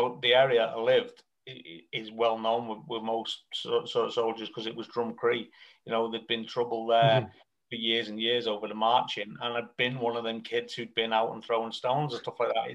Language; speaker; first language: English; native; English